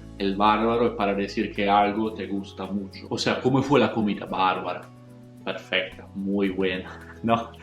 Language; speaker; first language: Spanish; non-native, fluent; Italian